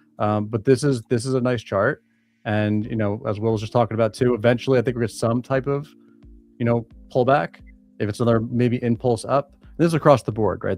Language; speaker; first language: English; native; English